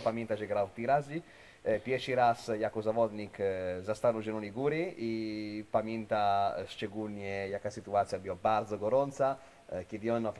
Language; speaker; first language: Polish; non-native, fluent; Italian